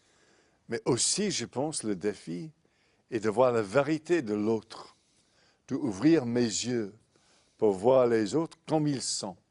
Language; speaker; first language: French; non-native, fluent; English